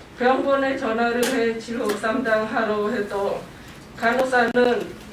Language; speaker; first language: Korean; non-native, learner; Khmer